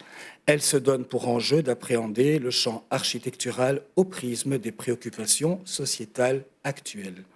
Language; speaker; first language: French; native; French